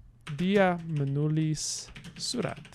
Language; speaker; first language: Indonesian; non-native, learner; English